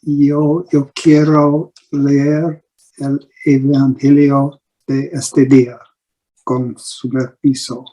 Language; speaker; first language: Spanish; non-native, learner; English